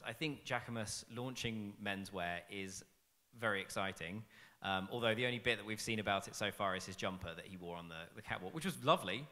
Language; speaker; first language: English; native; English